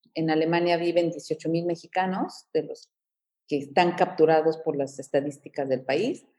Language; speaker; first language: Spanish; early bilingual, heritage; Spanish